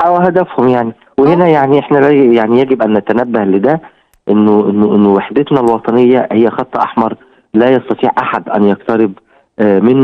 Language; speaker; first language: Arabic; native; Arabic